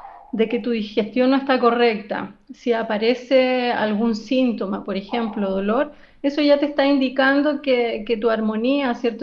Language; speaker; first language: Spanish; native; Spanish